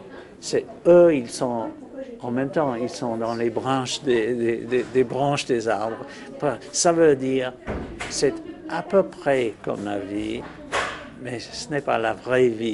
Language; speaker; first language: French; non-native, fluent; English